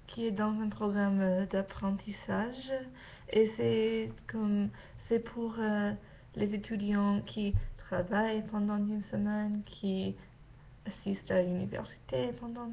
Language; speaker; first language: French; non-native, learner; English